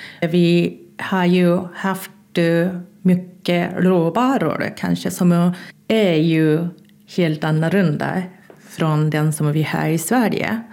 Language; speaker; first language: Swedish; non-native, fluent; Japanese